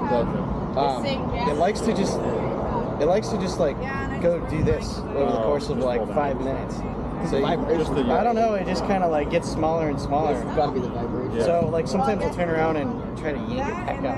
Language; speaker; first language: English; native; English